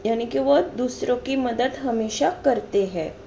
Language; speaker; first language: Hindi; non-native, local second language; Marathi